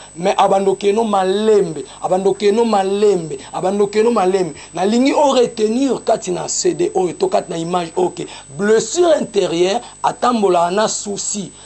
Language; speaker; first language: Lingala; native; Lingala